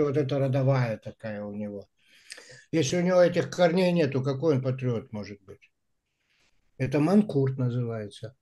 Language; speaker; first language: Russian; native; Russian